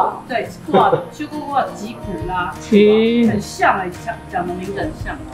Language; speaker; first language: Chinese; non-native, learner; Japanese